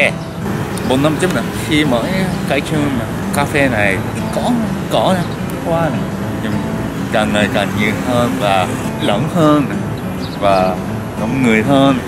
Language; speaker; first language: Vietnamese; non-native, learner; Japanese